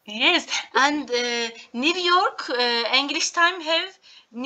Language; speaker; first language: English; non-native, learner; Turkish